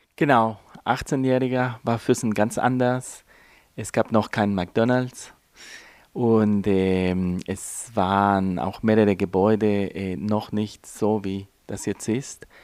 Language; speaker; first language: German; non-native, fluent; Spanish